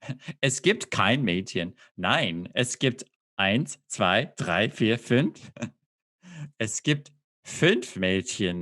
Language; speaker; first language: German; non-native, fluent; English